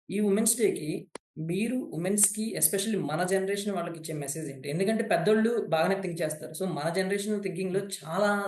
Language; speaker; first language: Telugu; native; Telugu